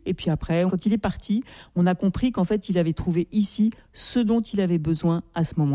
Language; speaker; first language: French; native; French